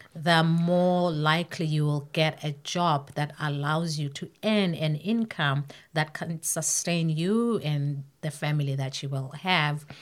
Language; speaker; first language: English; non-native, local second language; North Ndebele